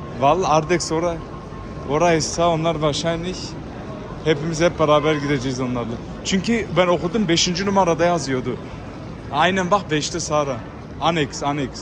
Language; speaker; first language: Turkish; early bilingual, heritage; Turkish